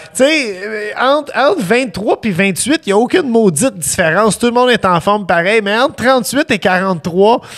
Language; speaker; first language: French; native; French